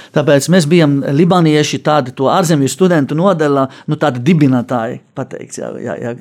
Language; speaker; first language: Latvian; non-native, fluent; Arabic